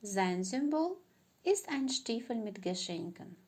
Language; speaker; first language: German; non-native, fluent; Ukrainian